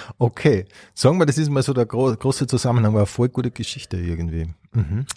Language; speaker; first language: German; native; German